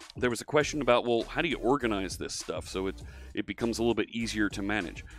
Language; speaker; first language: English; native; English